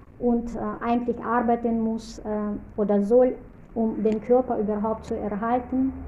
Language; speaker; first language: German; non-native, fluent; Russian